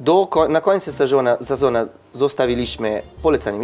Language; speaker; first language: Polish; non-native, learner; Italian